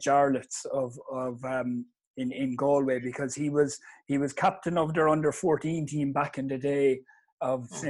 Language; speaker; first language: English; native; English